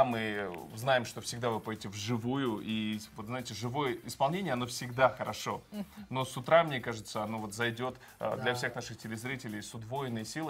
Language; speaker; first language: Russian; native; Russian